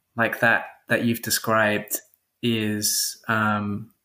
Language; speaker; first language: English; native; English